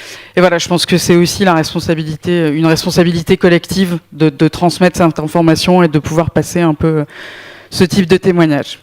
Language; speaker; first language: French; native; French